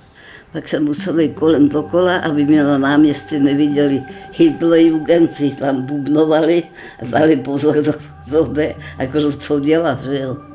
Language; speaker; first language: Czech; non-native, local second language; German